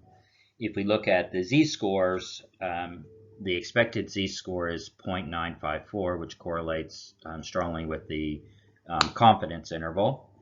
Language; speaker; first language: English; native; English